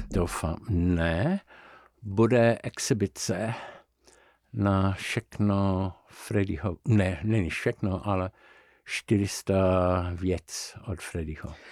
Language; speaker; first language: Czech; non-native, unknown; English